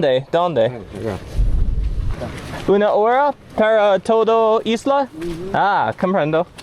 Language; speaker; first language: Spanish; non-native, learner; English